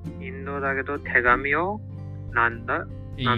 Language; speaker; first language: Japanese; non-native, learner; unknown